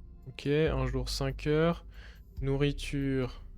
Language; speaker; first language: French; native; French